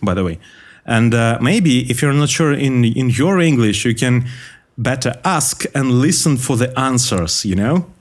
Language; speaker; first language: English; non-native, learner; Russian